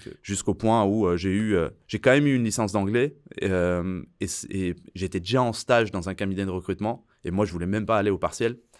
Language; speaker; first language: French; early bilingual, other home language; Persian